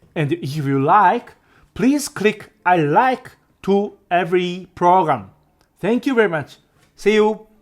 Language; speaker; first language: English; non-native, learner; Japanese